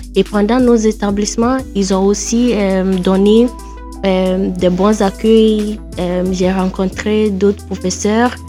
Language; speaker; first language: French; non-native, fluent; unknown